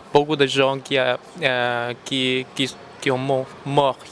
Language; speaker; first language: French; non-native, learner; Chinese